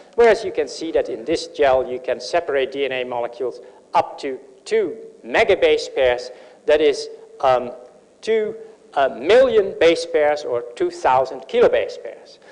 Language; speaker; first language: English; non-native, fluent; Dutch